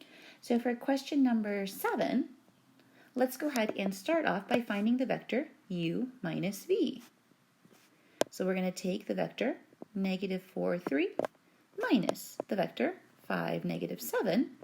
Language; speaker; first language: English; native; English